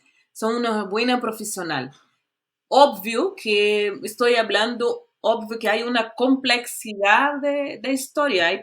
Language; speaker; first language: Spanish; non-native, fluent; Portuguese